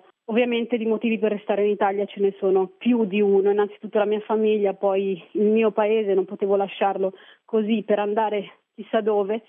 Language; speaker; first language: Italian; early bilingual, other home language; Arabic